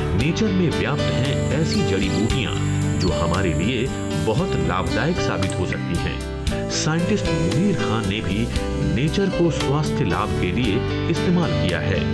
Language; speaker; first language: Hindi; native; Hindi